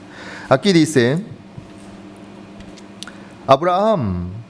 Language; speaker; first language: Spanish; non-native, fluent; Korean